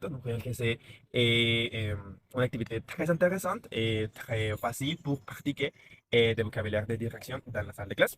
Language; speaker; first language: French; non-native, learner; Spanish